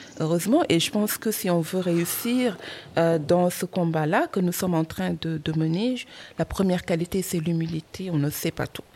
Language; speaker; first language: French; non-native, local second language; Wolof